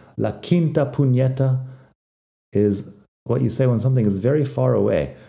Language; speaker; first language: English; native; English